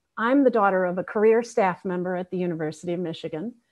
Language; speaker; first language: English; native; English